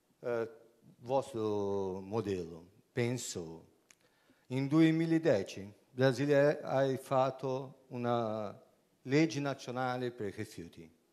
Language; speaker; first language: Italian; non-native, learner; Portuguese